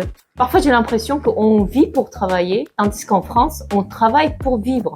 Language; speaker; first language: French; non-native, fluent; Korean